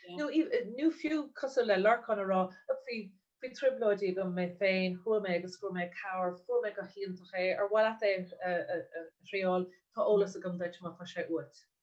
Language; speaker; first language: Irish; non-native, local second language; English